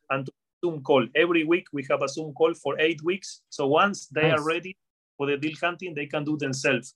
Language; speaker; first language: English; non-native, fluent; Spanish